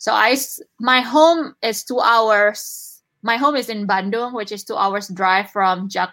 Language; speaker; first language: English; non-native, fluent; Indonesian